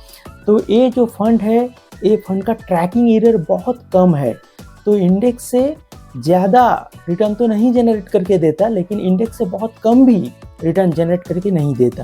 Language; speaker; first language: Hindi; non-native, local second language; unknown